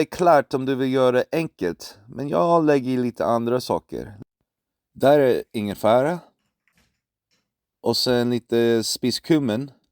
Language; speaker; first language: Swedish; non-native, fluent; English